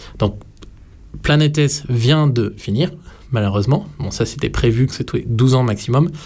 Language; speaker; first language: French; native; French